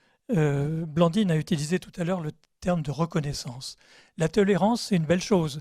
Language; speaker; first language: French; native; French